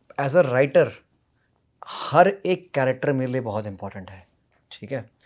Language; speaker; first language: Hindi; native; Hindi